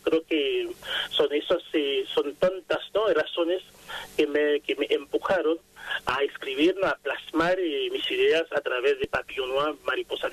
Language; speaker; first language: Spanish; non-native, fluent; Haitian Creole